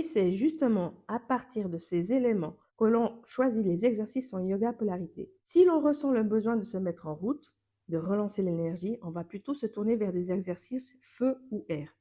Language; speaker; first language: French; native; French